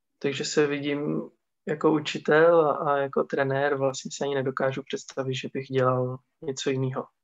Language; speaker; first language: Czech; non-native, local second language; Romany